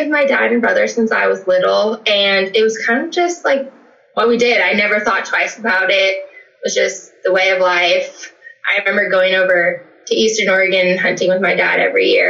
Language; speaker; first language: English; native; English